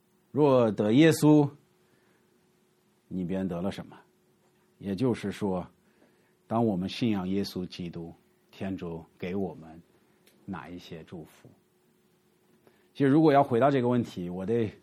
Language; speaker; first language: Chinese; non-native, fluent; English